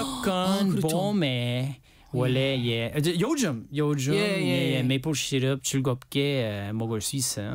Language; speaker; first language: Korean; non-native, learner; French